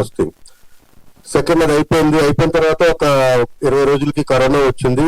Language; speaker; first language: Telugu; native; Telugu